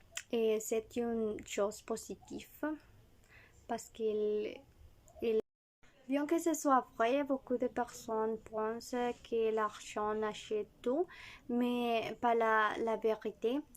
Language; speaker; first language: French; non-native, learner; Spanish